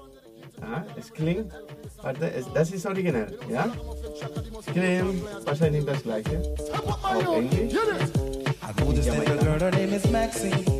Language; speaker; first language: German; non-native, learner; Spanish